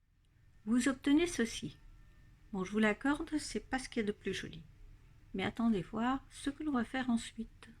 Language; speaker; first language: French; native; French